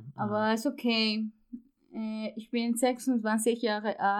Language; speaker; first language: German; non-native, learner; Spanish